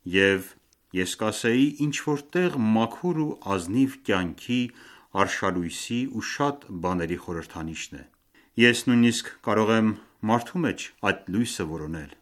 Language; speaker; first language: Armenian; early bilingual, heritage; Armenian